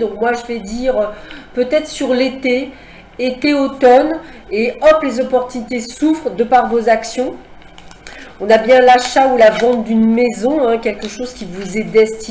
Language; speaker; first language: French; native; French